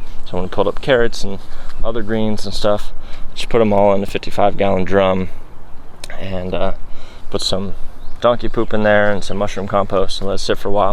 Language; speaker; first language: English; native; English